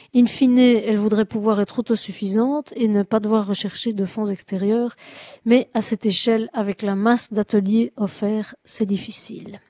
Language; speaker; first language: French; native; French